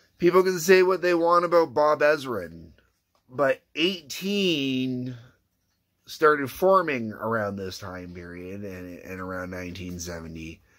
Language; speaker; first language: English; native; English